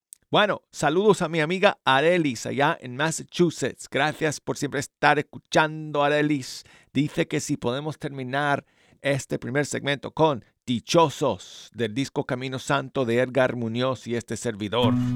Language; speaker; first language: Spanish; native; Spanish